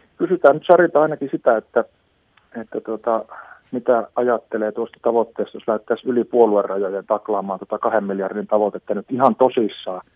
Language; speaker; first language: Finnish; native; Finnish